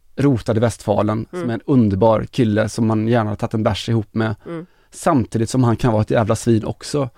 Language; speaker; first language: Swedish; native; Swedish